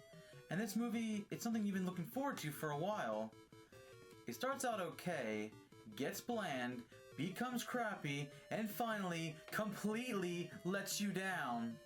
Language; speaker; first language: English; native; English